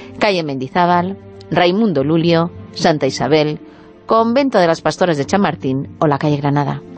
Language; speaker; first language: Spanish; native; Spanish